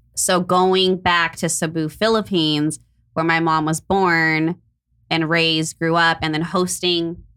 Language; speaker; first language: English; early bilingual, other home language; Filipino